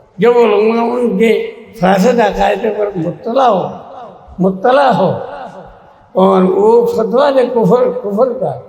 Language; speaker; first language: Urdu; non-native, fluent; Bangla